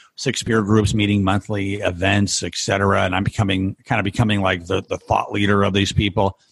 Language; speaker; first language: English; native; English